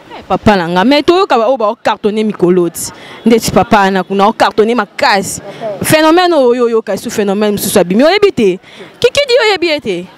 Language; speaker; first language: Lingala; native; Lingala